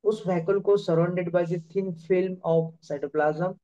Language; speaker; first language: Hindi; non-native, local second language; Marathi